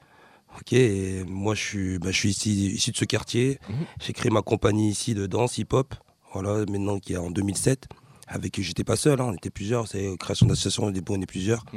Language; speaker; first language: French; native; French